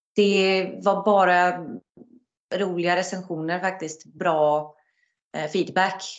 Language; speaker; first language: Swedish; non-native, fluent; Greek